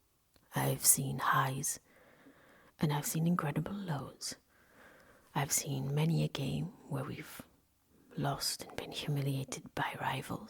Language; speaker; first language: English; non-native, local second language; Welsh